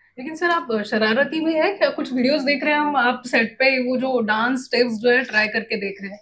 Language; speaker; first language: Hindi; non-native, local second language; Marathi